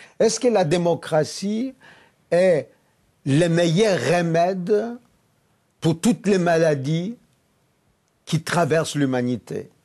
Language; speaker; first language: French; non-native, fluent; Polish